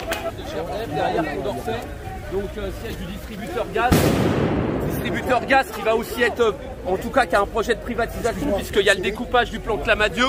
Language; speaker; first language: French; native; French